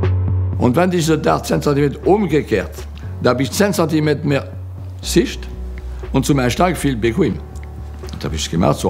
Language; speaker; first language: German; non-native, fluent; French